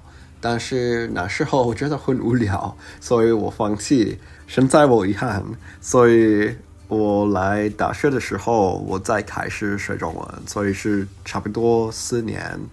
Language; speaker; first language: Chinese; early bilingual, heritage; English